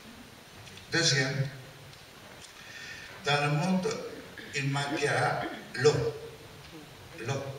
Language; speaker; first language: French; non-native, learner; Italian